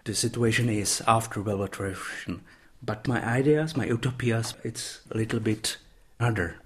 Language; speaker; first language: English; non-native, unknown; Czech